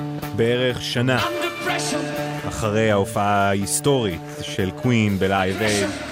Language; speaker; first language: Hebrew; native; Hebrew